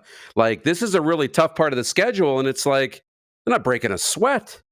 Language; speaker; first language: English; native; English